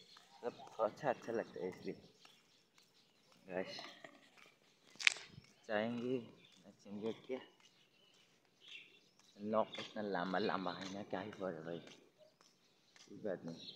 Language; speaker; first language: Hindi; non-native, local second language; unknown